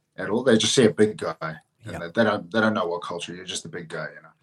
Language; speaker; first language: English; native; English